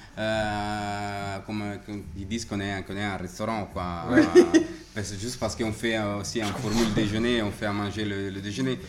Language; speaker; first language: French; non-native, fluent; Italian